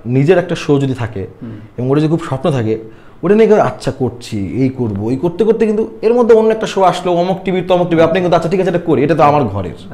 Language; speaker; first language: Bangla; native; Bangla